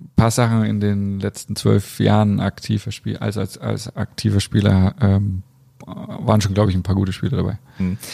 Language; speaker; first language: German; native; German